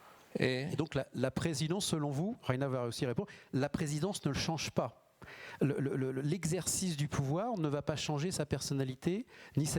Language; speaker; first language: French; native; French